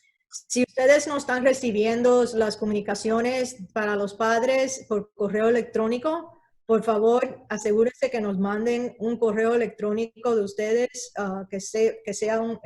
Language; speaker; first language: Spanish; early bilingual, heritage; Spanish